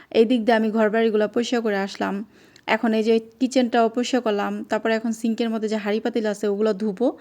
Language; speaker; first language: Bangla; native; Bangla